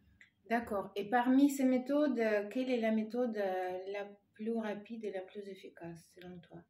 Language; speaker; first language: French; non-native, fluent; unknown